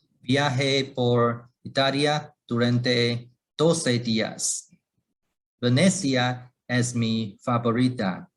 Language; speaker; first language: Spanish; non-native, learner; Chinese